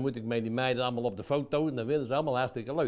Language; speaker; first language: Dutch; native; Dutch